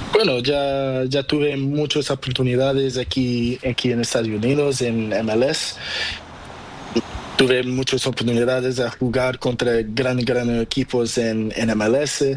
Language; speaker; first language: Spanish; non-native, learner; Portuguese